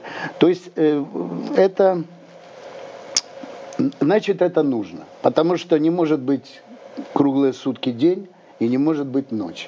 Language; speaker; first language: Russian; native; Russian